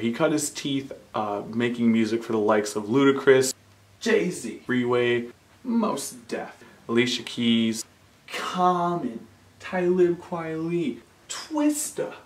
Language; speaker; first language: English; native; English